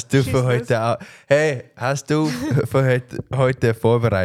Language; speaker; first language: German; non-native, learner; English